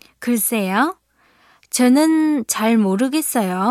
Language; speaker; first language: Korean; non-native, fluent; Vietnamese